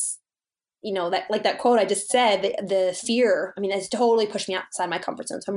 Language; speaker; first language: English; native; English